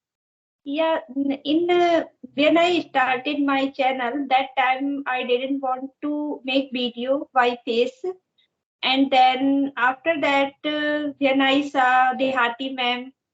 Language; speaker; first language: English; non-native, learner; Hindi